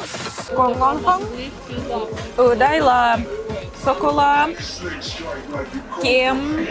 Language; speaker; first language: Vietnamese; non-native, learner; Russian